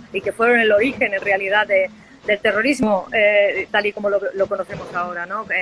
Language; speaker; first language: Spanish; native; Spanish